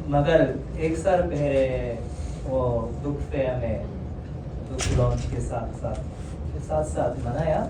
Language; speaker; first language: Hindi; non-native, fluent; Japanese